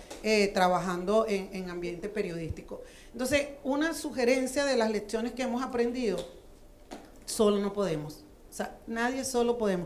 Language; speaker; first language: Spanish; native; Spanish